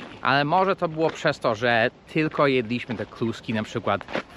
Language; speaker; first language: Polish; early bilingual, heritage; Polish